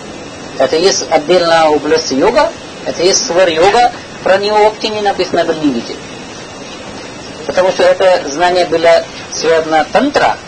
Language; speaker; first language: Russian; non-native, learner; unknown